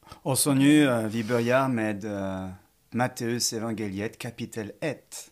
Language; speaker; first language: Swedish; non-native, fluent; French